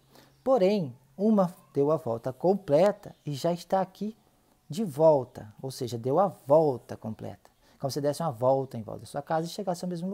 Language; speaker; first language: Portuguese; native; Portuguese